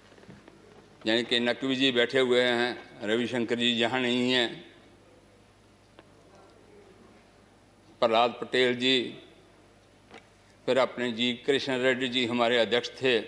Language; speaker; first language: Hindi; non-native, local second language; Dogri